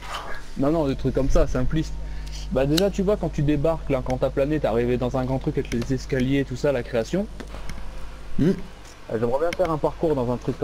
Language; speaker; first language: French; native; French